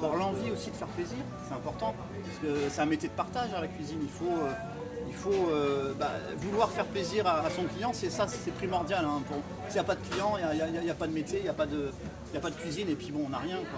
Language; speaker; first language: French; native; French